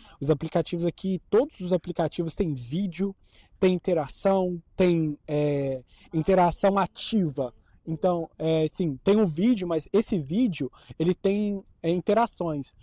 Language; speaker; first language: Portuguese; native; Portuguese